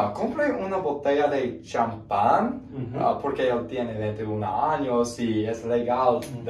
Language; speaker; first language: Spanish; non-native, learner; English